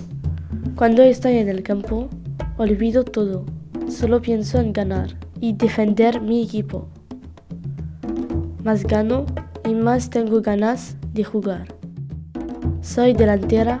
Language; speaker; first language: Spanish; non-native, learner; French